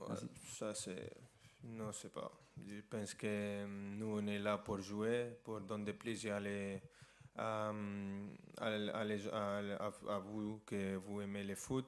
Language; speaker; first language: French; non-native, fluent; Spanish